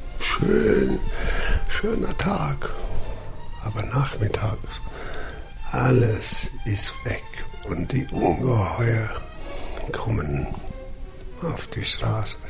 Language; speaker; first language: German; non-native, fluent; English